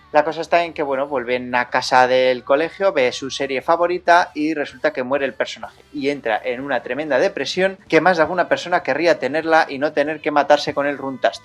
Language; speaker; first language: Spanish; native; Spanish